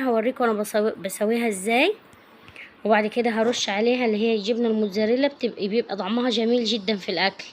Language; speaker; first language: Arabic; native; Arabic